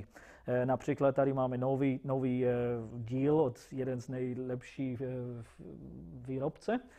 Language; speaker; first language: Czech; non-native, fluent; English